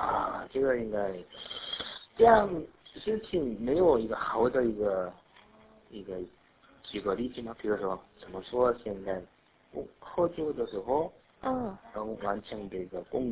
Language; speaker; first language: Chinese; non-native, learner; Korean